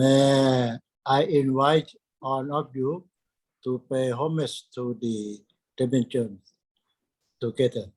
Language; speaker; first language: English; non-native, fluent; Thai